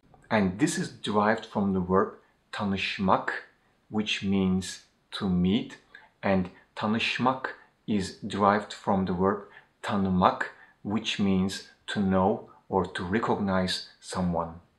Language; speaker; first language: English; non-native, fluent; Turkish